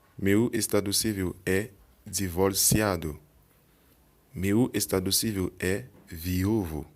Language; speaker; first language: Portuguese; non-native, learner; Haitian Creole